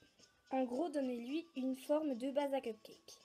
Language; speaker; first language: French; native; French